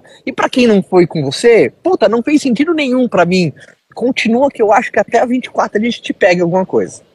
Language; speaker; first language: Portuguese; native; Portuguese